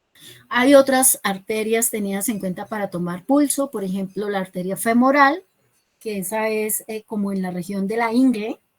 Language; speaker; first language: Spanish; native; Spanish